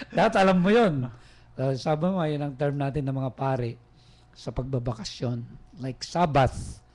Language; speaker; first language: Filipino; non-native, local second language; Iloko